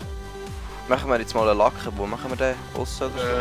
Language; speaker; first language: German; native; German